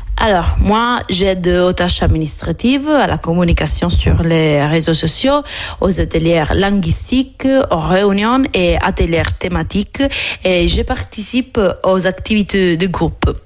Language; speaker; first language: French; non-native, learner; Italian